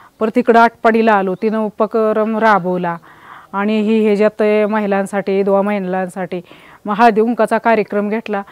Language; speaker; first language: Marathi; native; Marathi